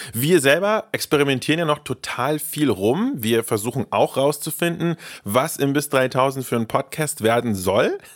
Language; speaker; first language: German; early bilingual, other home language; Russian